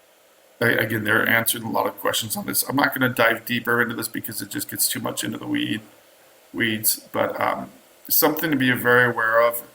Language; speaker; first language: English; native; English